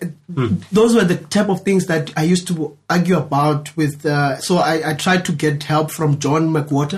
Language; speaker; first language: English; non-native, local second language; Northern Sotho